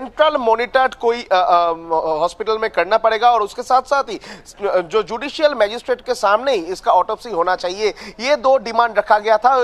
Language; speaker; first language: Hindi; non-native, local second language; Bangla